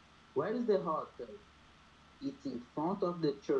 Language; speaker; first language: English; non-native, learner; Portuguese